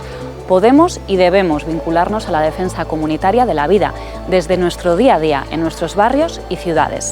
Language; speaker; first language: Spanish; native; Spanish